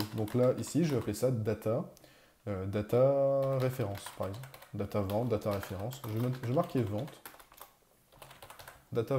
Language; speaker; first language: French; native; French